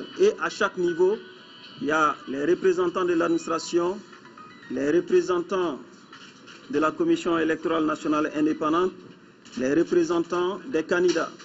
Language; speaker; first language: French; non-native, local second language; Bambara